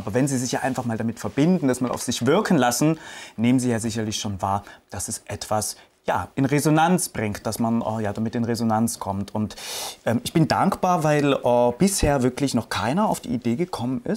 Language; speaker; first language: German; native; German